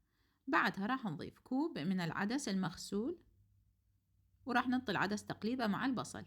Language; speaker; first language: Arabic; native; Arabic